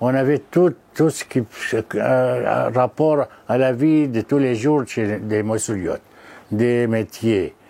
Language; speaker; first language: French; non-native, fluent; Arabic